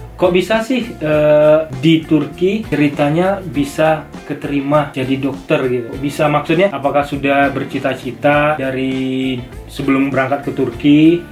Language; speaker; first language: Indonesian; native; Indonesian